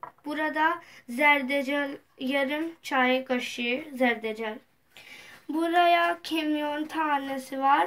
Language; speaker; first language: Turkish; non-native, learner; Urdu